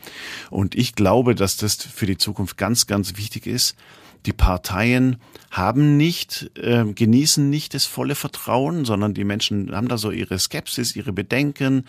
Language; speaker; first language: German; native; German